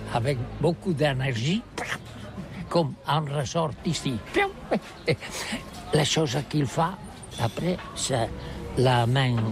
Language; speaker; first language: French; non-native, learner; Catalan